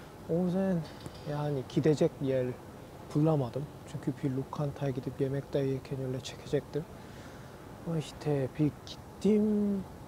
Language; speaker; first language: Turkish; non-native, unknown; Korean